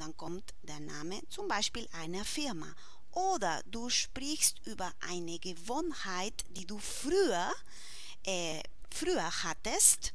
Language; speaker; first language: German; non-native, fluent; Spanish